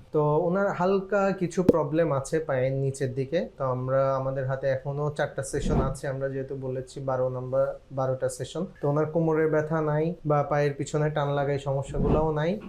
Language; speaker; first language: Bangla; native; Bangla